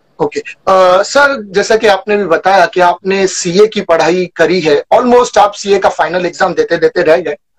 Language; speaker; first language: Hindi; native; Hindi